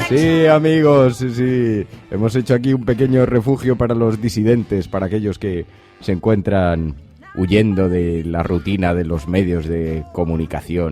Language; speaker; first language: Spanish; native; Spanish